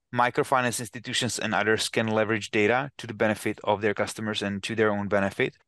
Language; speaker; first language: English; non-native, fluent; Czech